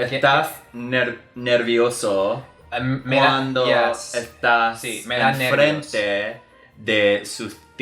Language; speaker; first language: Spanish; non-native, learner; English